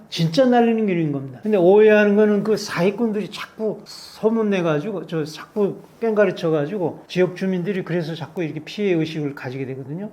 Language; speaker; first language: Korean; native; Korean